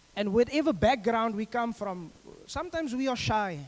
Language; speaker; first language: English; native; English